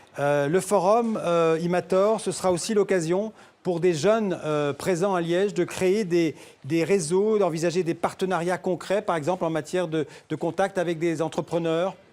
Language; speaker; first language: French; native; French